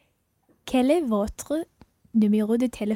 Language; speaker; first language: French; non-native, learner; English